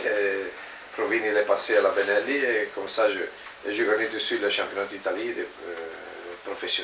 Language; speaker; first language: French; non-native, fluent; Italian